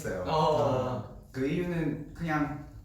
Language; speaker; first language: Korean; non-native, learner; Vietnamese